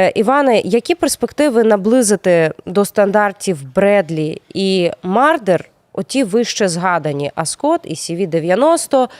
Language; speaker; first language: Ukrainian; native; Ukrainian